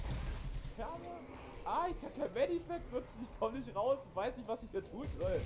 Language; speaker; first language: German; native; German